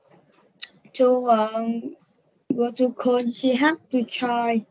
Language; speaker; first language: English; non-native, learner; Vietnamese